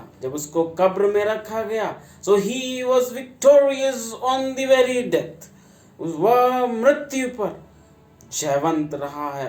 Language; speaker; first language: Hindi; native; Hindi